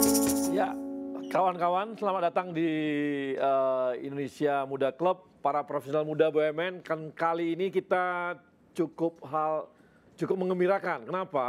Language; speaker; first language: Indonesian; native; Indonesian